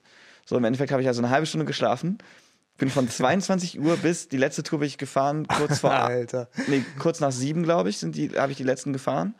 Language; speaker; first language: German; native; German